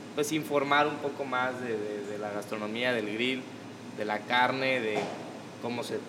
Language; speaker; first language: Spanish; native; Spanish